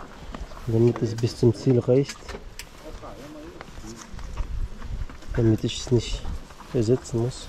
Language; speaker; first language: German; non-native, fluent; Russian